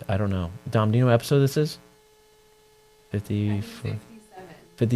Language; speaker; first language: English; native; English